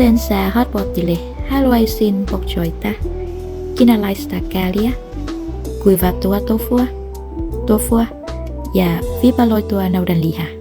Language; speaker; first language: Finnish; non-native, learner; Vietnamese